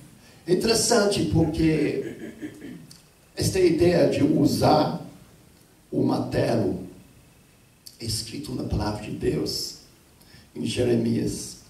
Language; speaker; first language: Portuguese; non-native, fluent; English